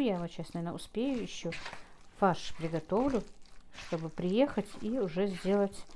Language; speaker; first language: Russian; non-native, local second language; Chechen